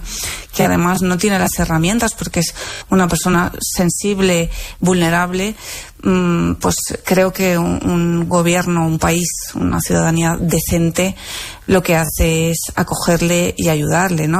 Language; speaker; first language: Spanish; native; Spanish